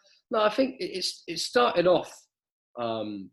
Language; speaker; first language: English; native; English